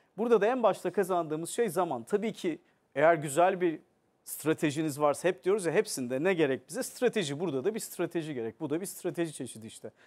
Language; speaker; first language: Turkish; native; Turkish